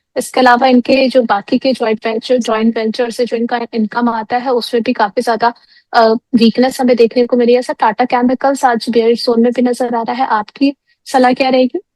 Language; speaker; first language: Hindi; native; Hindi